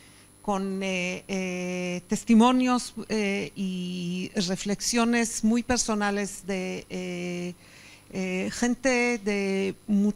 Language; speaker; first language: Spanish; non-native, fluent; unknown